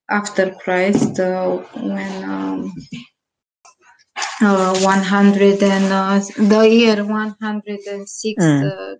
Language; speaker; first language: English; non-native, learner; Romanian